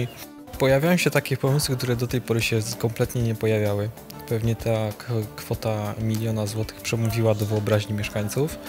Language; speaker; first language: Polish; native; Polish